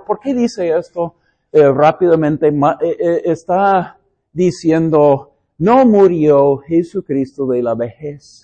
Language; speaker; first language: Spanish; non-native, fluent; English